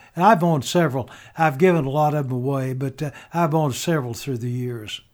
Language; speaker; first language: English; native; English